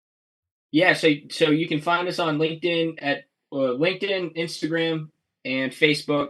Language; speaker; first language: English; native; English